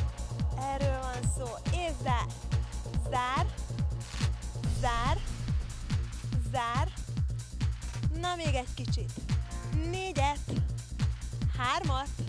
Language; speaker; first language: Hungarian; native; Hungarian